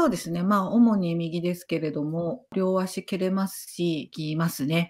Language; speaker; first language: Japanese; native; Japanese